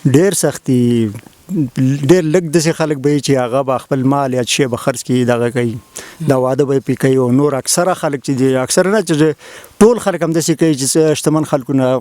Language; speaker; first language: Pashto; non-native, local second language; Gujari